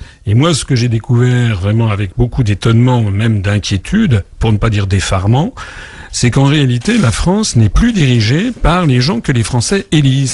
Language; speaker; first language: French; native; French